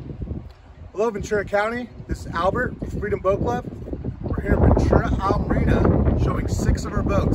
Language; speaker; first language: English; native; English